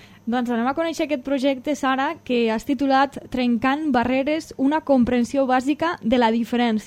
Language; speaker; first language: Catalan; native; Catalan